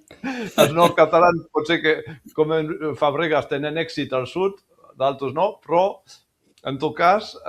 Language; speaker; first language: Catalan; early bilingual, heritage; French